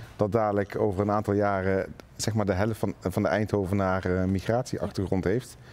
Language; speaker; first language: Dutch; native; Dutch